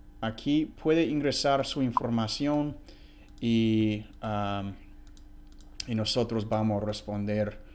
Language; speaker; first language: Spanish; non-native, fluent; English